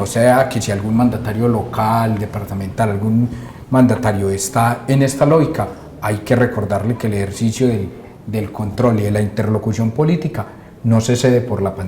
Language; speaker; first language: Spanish; native; Spanish